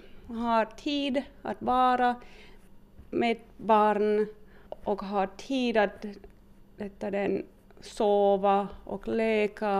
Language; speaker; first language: Swedish; early bilingual, heritage; Finnish